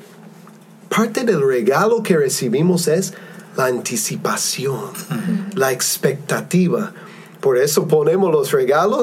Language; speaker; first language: Spanish; non-native, fluent; English